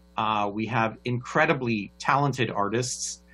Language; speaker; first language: English; native; English